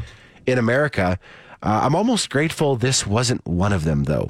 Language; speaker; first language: English; native; English